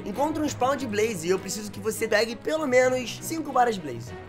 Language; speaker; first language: Portuguese; native; Portuguese